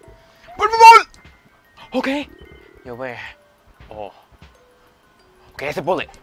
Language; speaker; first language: Spanish; non-native, learner; English